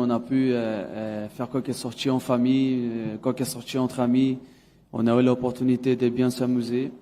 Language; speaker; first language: French; non-native, fluent; Portuguese